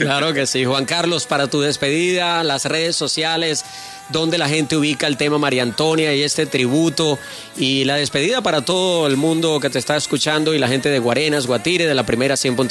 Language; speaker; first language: Spanish; native; Spanish